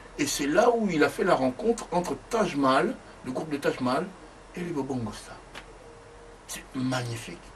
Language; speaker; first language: French; non-native, local second language; Lingala